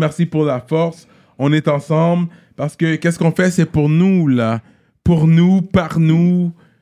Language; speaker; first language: French; native; French